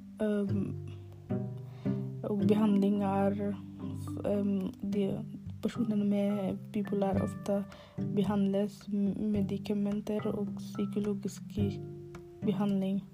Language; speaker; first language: Norwegian; non-native, learner; Arabic